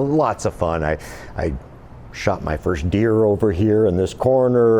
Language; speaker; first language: English; native; English